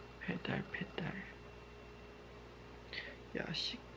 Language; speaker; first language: Korean; non-native, learner; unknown